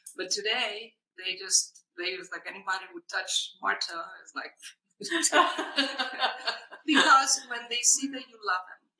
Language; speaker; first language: English; non-native, fluent; Hungarian